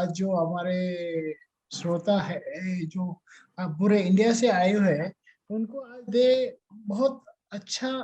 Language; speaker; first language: Hindi; non-native, local second language; Marathi